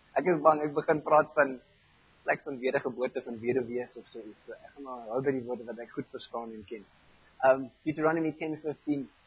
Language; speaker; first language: Afrikaans; non-native, fluent; German